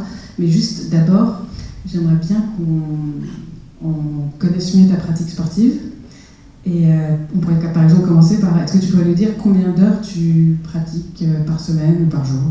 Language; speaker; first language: French; native; French